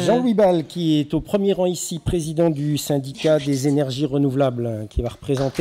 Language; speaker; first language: French; native; French